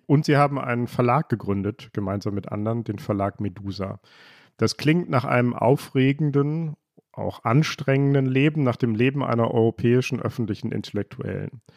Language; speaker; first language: German; native; German